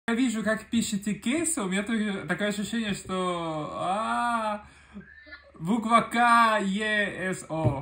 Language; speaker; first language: Russian; non-native, fluent; Spanish